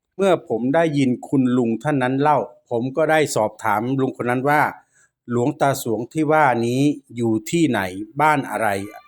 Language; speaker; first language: Thai; native; Thai